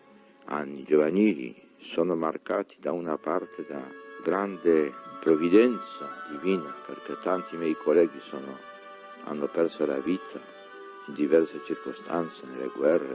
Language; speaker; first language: Italian; non-native, fluent; Polish